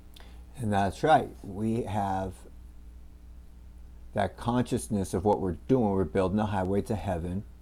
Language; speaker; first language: English; native; English